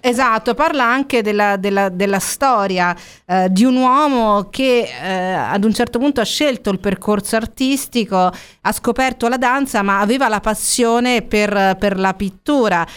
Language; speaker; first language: Italian; native; Italian